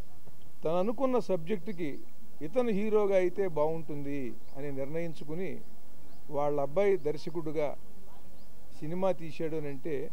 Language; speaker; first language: Telugu; native; Telugu